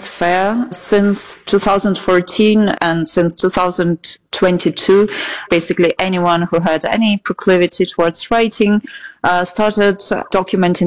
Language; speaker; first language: English; non-native, fluent; Russian